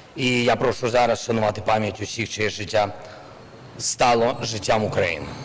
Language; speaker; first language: Ukrainian; non-native, local second language; Russian